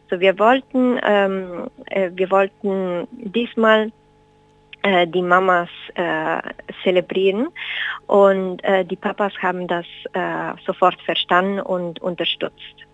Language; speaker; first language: German; non-native, fluent; Spanish